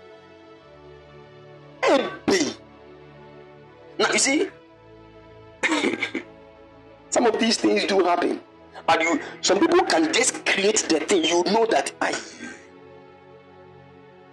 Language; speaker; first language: English; non-native, local second language; Akan